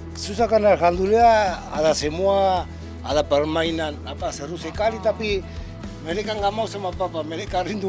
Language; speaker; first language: Indonesian; non-native, fluent; Spanish